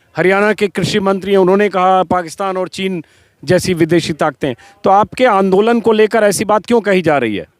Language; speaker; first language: Hindi; native; Hindi